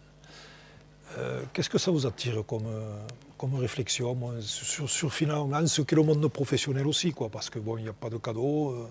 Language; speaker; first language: French; native; French